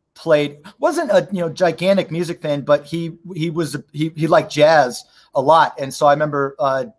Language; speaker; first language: English; native; English